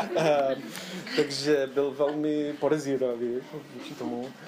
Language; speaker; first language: Czech; non-native, fluent; English